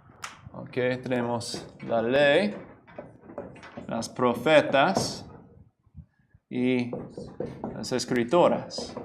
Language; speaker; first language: Spanish; non-native, fluent; English